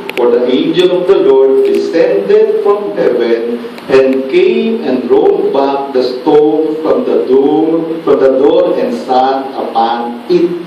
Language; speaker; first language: English; non-native, local second language; Filipino